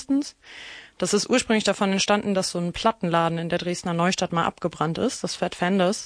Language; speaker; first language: German; native; German